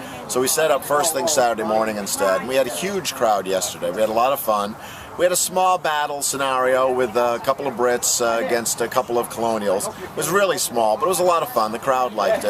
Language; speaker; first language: English; native; English